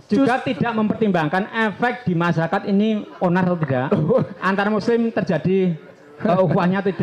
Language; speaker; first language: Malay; non-native, local second language; Javanese